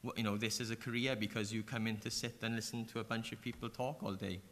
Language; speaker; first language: English; native; English